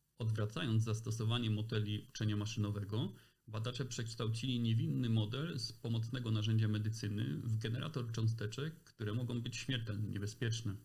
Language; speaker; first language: Polish; native; Polish